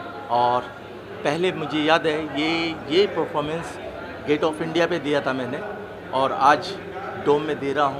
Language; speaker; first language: Hindi; native; Hindi